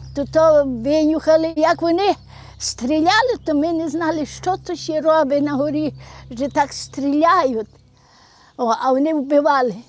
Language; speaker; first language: Ukrainian; native; Ukrainian